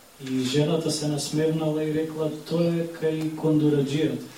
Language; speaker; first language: Macedonian; native; Macedonian